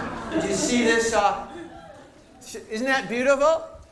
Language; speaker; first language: English; native; English